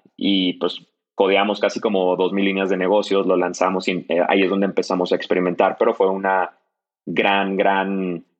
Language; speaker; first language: Spanish; native; Spanish